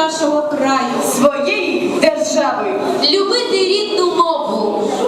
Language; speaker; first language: Ukrainian; native; Ukrainian